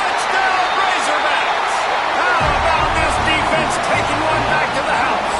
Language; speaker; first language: English; native; English